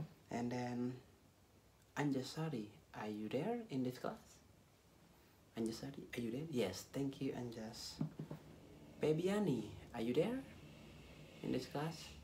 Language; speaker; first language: English; non-native, learner; Balinese